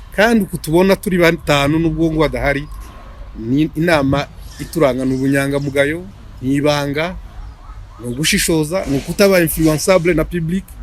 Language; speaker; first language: Kinyarwanda; native; Kinyarwanda